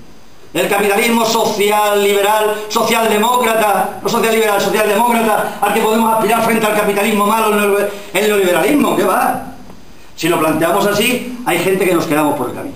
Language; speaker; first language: Spanish; native; Spanish